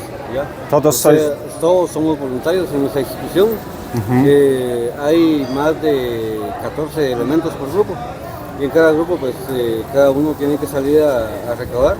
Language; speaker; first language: Spanish; native; Spanish